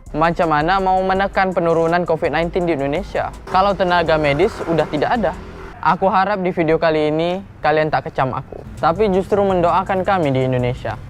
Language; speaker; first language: Indonesian; native; Indonesian